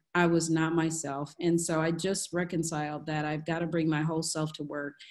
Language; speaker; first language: English; native; English